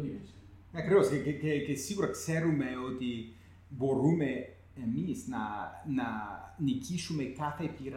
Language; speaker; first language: Greek; non-native, fluent; English